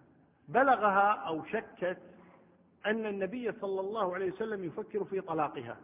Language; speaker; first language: Arabic; native; Arabic